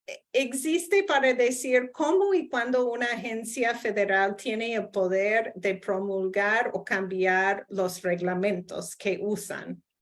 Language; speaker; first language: Spanish; non-native, fluent; English